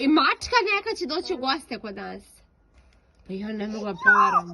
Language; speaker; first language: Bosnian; early bilingual, heritage; Serbian